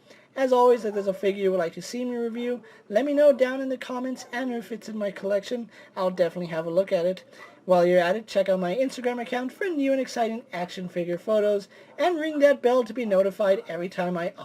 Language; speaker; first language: English; native; English